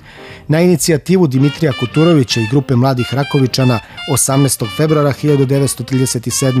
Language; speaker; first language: Serbian; native; Serbian